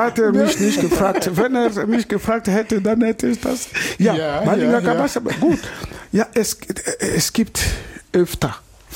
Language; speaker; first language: German; non-native, learner; Lingala